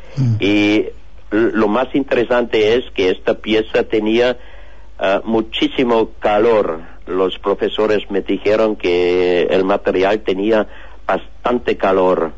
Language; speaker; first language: Spanish; non-native, learner; German